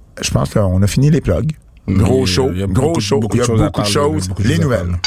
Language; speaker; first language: French; native; French